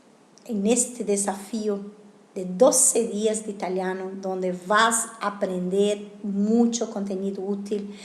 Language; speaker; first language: Spanish; non-native, fluent; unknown